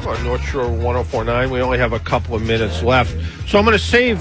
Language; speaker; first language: English; native; English